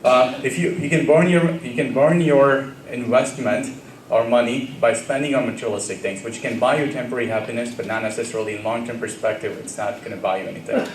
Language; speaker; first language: English; early bilingual, other home language; Gujarati